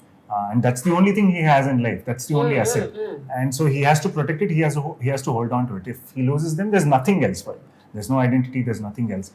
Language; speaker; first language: English; non-native, local second language; Kannada